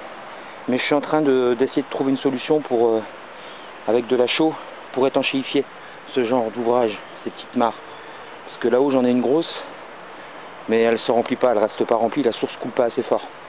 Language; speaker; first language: French; native; French